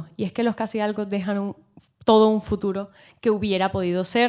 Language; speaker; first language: Spanish; native; Spanish